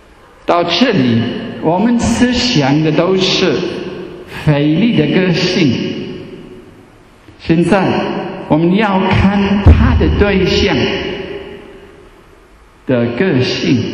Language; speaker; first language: Chinese; non-native, fluent; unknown